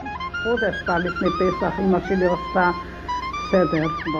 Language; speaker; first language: Hebrew; non-native, learner; Hungarian